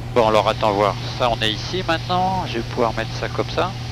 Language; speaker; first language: French; native; French